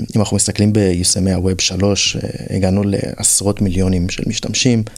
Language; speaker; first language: Hebrew; non-native, fluent; English